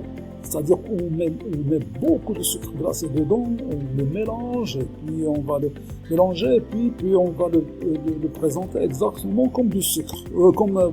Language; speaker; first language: French; non-native, local second language; Arabic